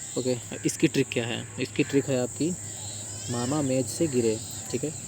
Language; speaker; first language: Hindi; native; Hindi